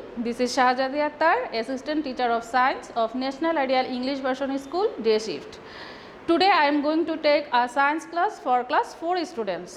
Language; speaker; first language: English; non-native, local second language; Bangla